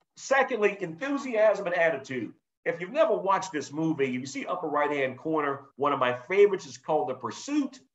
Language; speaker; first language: English; native; English